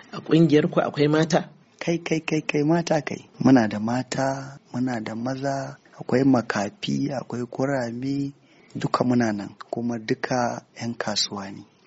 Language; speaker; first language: Hausa; native; Hausa